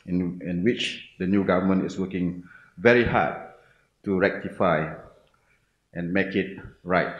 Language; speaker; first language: English; non-native, local second language; Malay